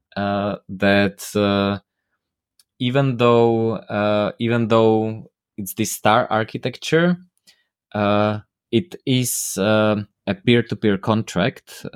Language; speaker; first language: English; non-native, fluent; Slovak